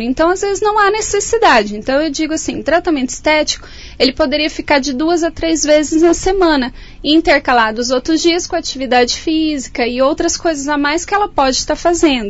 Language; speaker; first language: Portuguese; native; Portuguese